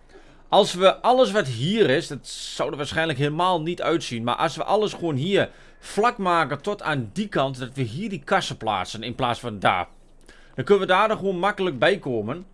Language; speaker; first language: Dutch; native; Dutch